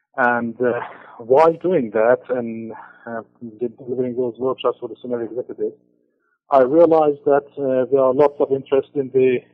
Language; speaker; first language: English; non-native, fluent; Persian